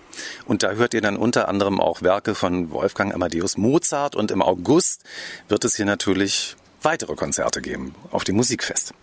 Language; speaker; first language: German; native; German